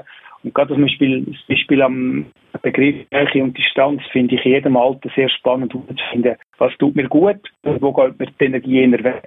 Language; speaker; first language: German; native; German